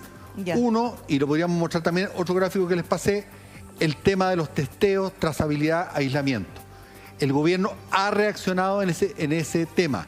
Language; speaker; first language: Spanish; native; Spanish